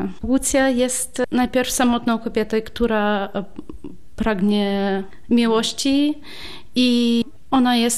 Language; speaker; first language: Polish; non-native, fluent; Ukrainian